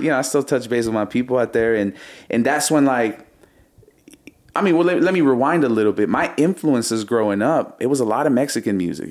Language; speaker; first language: English; early bilingual, other home language; Spanish